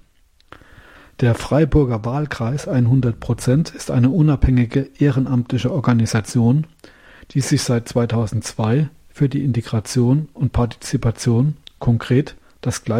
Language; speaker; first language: German; native; German